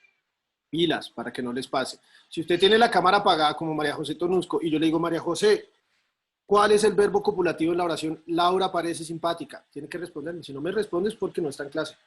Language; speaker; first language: Spanish; native; Spanish